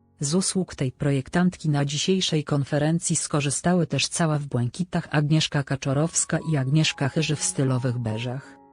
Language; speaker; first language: Polish; native; Polish